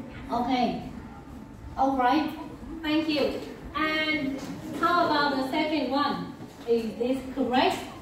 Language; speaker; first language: English; non-native, fluent; Vietnamese